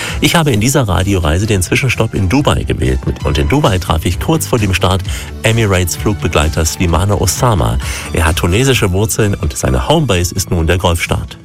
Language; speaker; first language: German; native; German